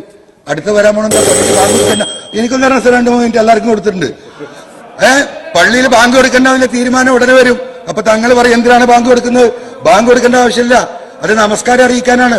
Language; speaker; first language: Malayalam; native; Malayalam